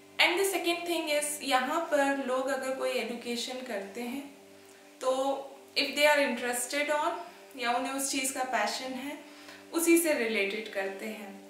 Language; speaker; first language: Hindi; native; Hindi